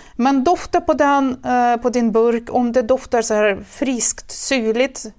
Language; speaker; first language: Swedish; non-native, fluent; Russian